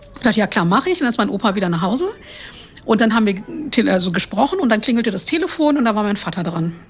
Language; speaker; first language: German; non-native, fluent; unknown